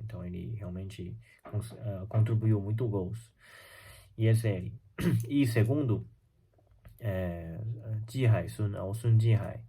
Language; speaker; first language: Portuguese; non-native, fluent; Chinese